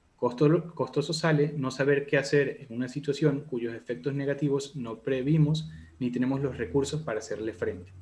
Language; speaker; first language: Spanish; native; Spanish